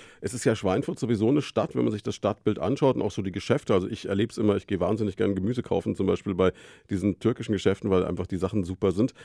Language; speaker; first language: German; native; German